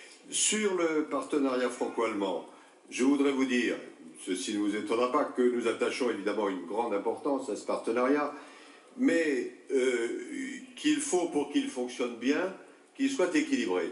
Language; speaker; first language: French; native; French